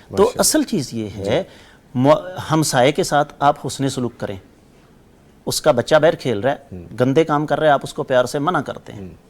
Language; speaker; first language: Urdu; non-native, local second language; Punjabi